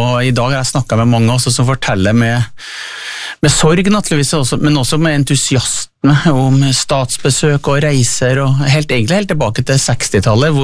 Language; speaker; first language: Norwegian; native; Norwegian